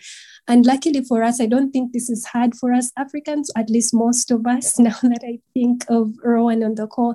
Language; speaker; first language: English; non-native, local second language; Nyankole